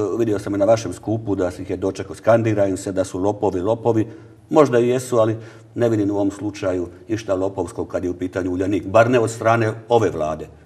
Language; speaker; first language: Croatian; native; Croatian